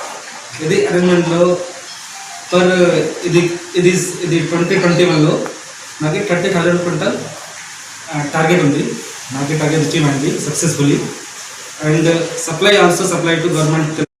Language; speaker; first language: Telugu; non-native, learner; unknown